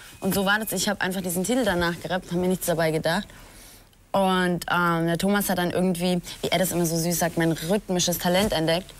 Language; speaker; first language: German; early bilingual, other home language; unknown